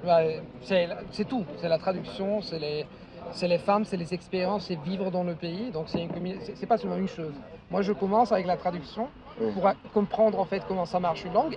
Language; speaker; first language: French; non-native, fluent; Italian